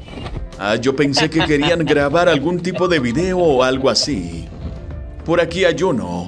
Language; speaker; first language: Spanish; native; Spanish